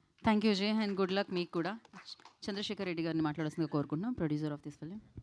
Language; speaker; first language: Telugu; native; Telugu